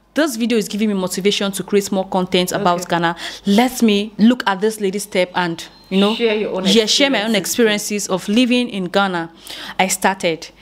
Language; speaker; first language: English; non-native, local second language; Igbo